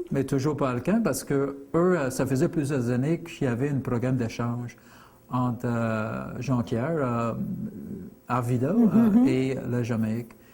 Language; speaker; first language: French; non-native, fluent; English